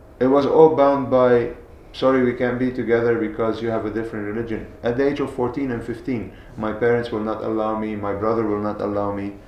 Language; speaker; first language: English; non-native, fluent; Arabic